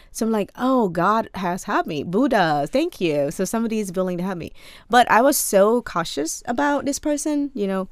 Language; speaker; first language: English; non-native, fluent; Khmer